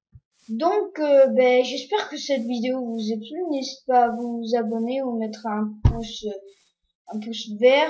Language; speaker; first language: French; non-native, learner; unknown